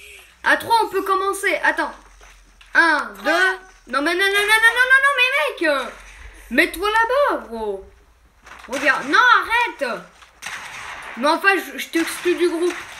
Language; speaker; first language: French; native; French